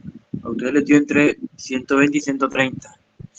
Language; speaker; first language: Spanish; native; Spanish